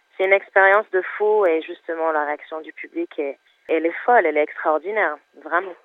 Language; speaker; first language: French; non-native, fluent; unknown